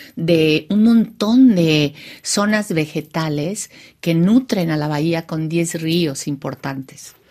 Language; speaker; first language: Spanish; native; Spanish